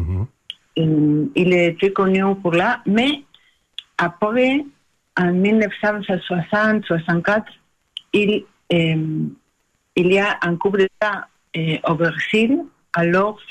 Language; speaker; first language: French; non-native, learner; Spanish